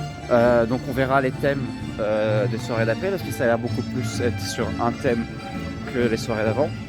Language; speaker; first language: French; native; French